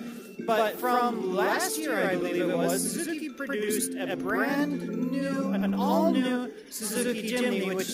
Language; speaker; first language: English; native; English